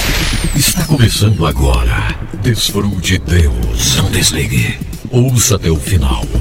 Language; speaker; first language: Portuguese; native; Portuguese